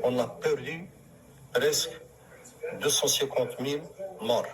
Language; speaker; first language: French; non-native, local second language; Arabic